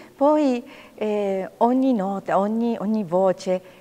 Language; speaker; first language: Italian; non-native, learner; Japanese